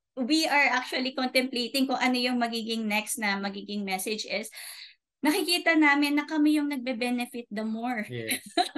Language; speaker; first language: Filipino; native; Filipino